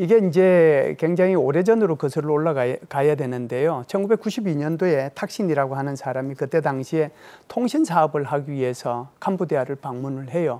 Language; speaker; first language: Korean; native; Korean